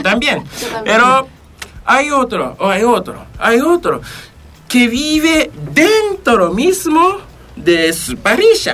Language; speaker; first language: Spanish; non-native, fluent; Japanese